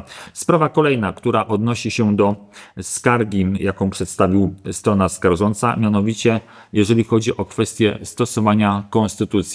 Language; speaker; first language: Polish; native; Polish